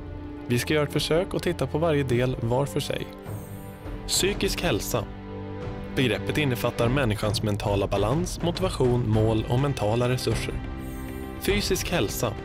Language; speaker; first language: Swedish; native; Swedish